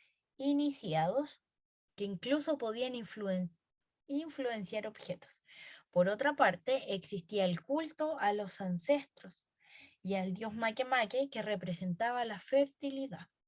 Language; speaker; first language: Spanish; native; Spanish